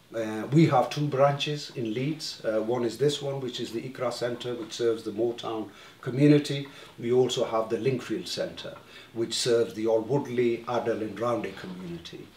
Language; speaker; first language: English; native; English